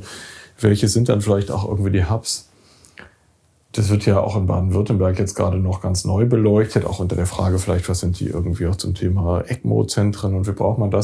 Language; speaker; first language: German; native; German